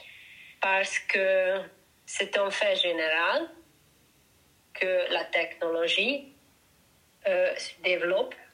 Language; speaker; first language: French; non-native, learner; Hungarian